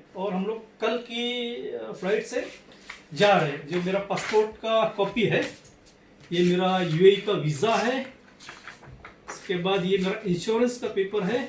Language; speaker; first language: Hindi; native; Hindi